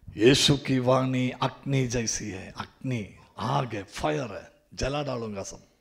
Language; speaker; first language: Hindi; non-native, local second language; Malayalam